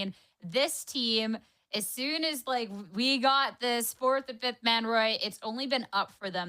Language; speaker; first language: English; native; English